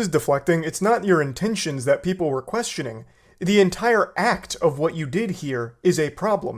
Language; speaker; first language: English; native; English